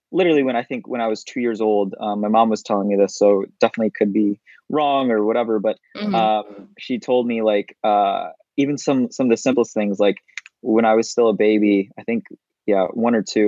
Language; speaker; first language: English; native; English